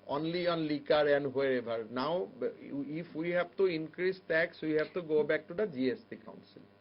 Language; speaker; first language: English; non-native, local second language; Assamese